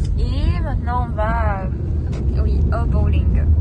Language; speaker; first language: French; non-native, fluent; Russian